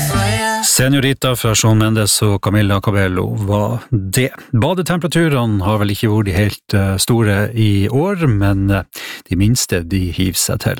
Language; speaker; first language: Norwegian; native; Norwegian